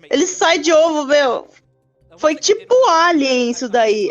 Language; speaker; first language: Portuguese; native; Portuguese